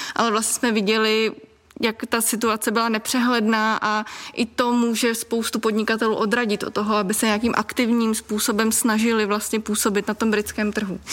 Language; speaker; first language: Czech; non-native, fluent; English